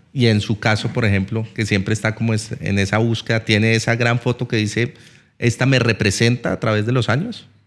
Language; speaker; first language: Spanish; native; Spanish